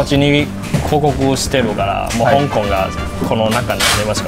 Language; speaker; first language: Japanese; non-native, learner; Cantonese